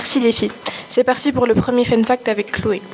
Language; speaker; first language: French; native; French